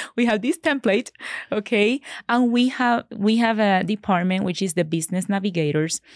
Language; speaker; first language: English; non-native, fluent; Spanish